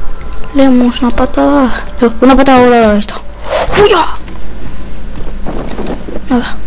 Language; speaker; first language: Spanish; native; Spanish